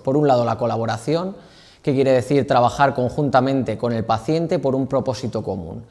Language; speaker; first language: Spanish; native; Spanish